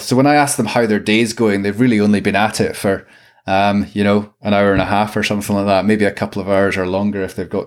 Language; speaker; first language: English; native; English